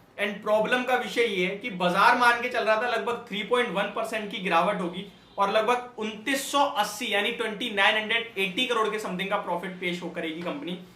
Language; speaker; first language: Hindi; native; Hindi